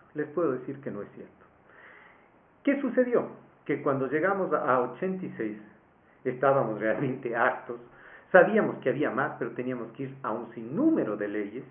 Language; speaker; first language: Spanish; native; Spanish